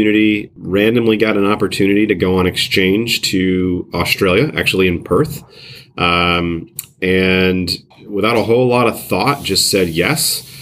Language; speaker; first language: English; native; English